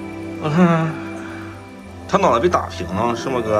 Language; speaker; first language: Chinese; native; Chinese